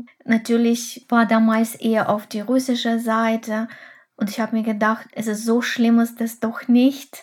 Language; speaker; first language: German; non-native, fluent; Russian